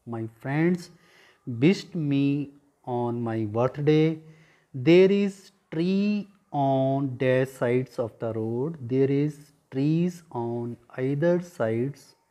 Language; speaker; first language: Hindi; non-native, local second language; Punjabi